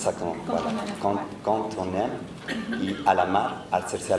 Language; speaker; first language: French; non-native, fluent; Spanish